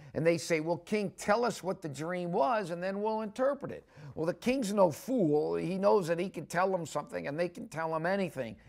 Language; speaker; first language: English; native; English